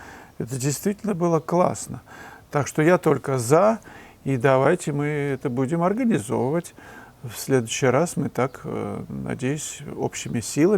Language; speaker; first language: Russian; native; Russian